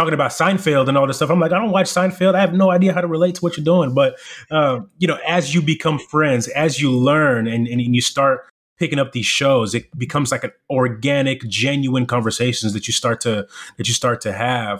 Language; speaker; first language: English; early bilingual, other home language; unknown